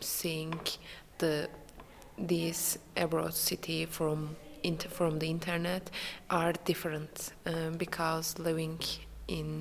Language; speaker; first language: English; non-native, learner; Turkish